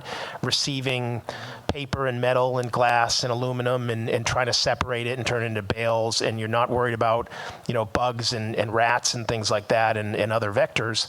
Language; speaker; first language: English; native; English